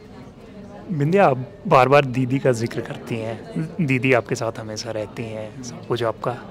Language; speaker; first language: Hindi; native; Hindi